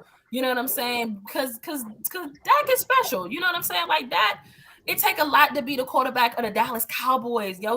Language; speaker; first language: English; native; English